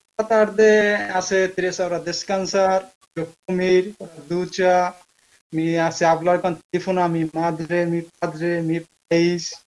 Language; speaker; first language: Spanish; non-native, learner; Bangla